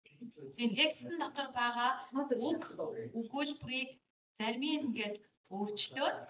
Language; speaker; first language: Mongolian; native; Mongolian